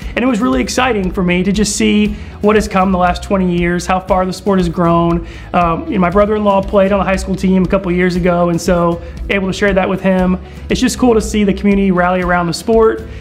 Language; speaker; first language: English; native; English